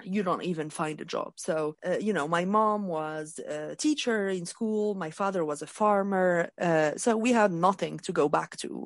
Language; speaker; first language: English; non-native, fluent; Arabic